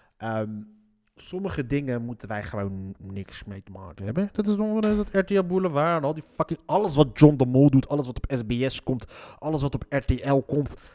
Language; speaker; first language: Dutch; early bilingual, other home language; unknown